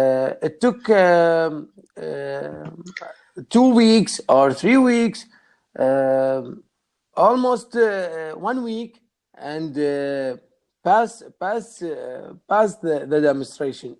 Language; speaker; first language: English; non-native, learner; Arabic